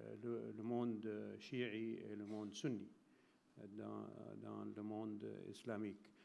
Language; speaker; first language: French; non-native, fluent; Arabic